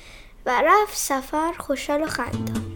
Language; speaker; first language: Persian; native; Persian